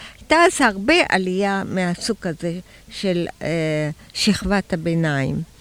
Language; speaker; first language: Hebrew; early bilingual, other home language; German